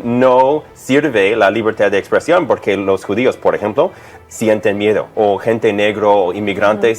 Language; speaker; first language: Spanish; non-native, fluent; English